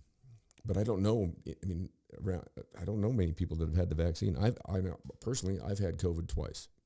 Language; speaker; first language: English; native; English